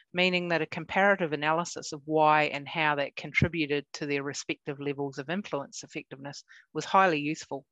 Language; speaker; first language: English; native; English